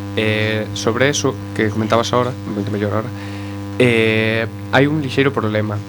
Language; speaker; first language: Galician; non-native, local second language; Spanish